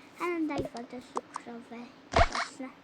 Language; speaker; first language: Polish; early bilingual, heritage; Polish